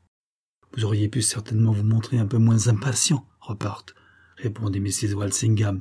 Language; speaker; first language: French; native; French